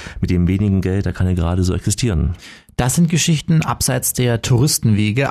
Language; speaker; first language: German; native; German